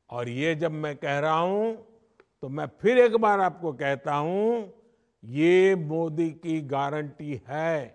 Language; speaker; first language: Hindi; non-native, local second language; Gujarati